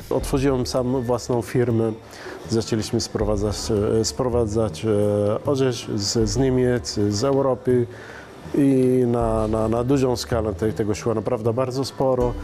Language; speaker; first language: Polish; non-native, fluent; Arabic